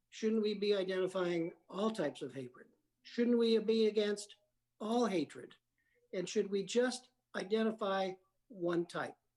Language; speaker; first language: English; native; English